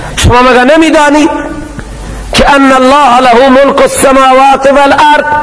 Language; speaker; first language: Persian; non-native, local second language; Baluchi